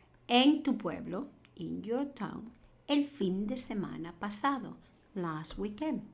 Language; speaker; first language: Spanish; non-native, fluent; English